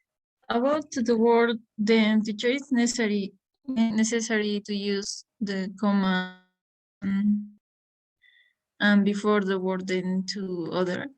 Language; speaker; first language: English; non-native, learner; Spanish